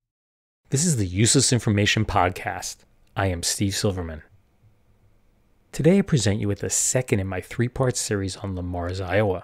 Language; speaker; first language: English; native; English